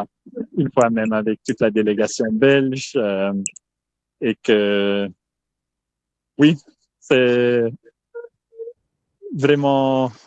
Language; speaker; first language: French; non-native, local second language; Dutch